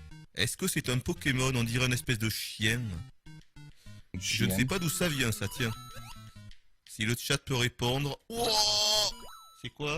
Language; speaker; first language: French; native; French